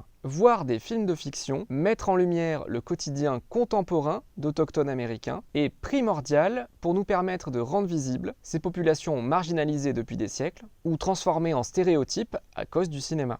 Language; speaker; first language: French; native; French